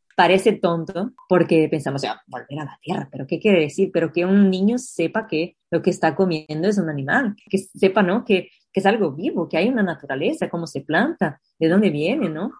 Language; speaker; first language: Spanish; non-native, fluent; Portuguese